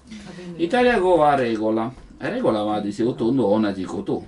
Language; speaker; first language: Japanese; non-native, learner; Italian